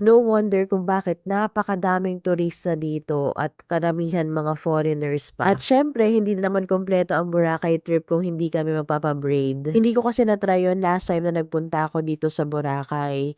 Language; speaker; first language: Filipino; native; Filipino